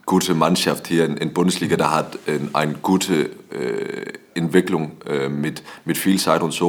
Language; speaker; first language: German; non-native, learner; Danish